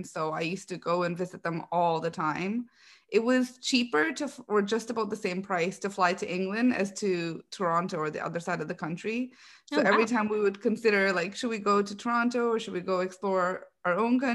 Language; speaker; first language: English; native; English